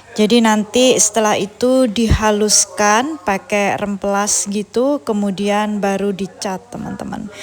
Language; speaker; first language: Indonesian; native; Indonesian